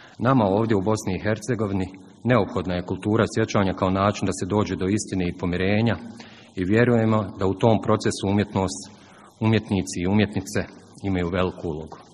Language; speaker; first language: Croatian; native; Croatian